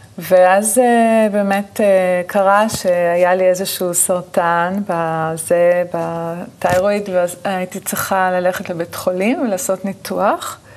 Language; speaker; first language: Hebrew; native; Hebrew